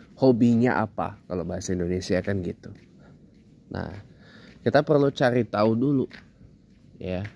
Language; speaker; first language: Indonesian; native; Indonesian